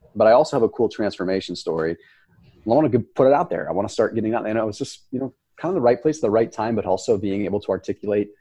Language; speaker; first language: English; native; English